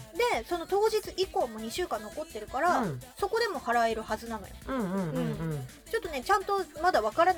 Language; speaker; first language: Japanese; native; Japanese